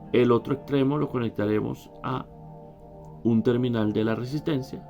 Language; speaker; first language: Spanish; native; Spanish